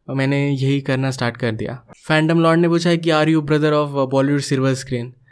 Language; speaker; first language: Hindi; non-native, local second language; Marathi